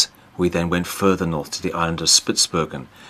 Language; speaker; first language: English; native; English